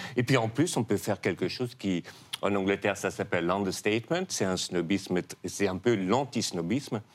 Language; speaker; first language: French; non-native, fluent; Dutch